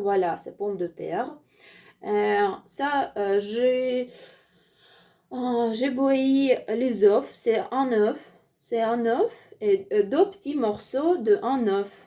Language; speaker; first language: French; non-native, learner; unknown